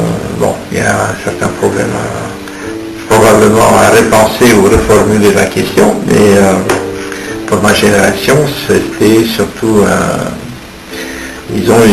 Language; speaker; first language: French; non-native, fluent; Romanian